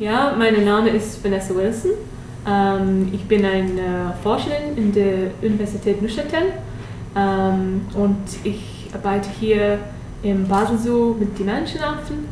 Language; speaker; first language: German; non-native, learner; English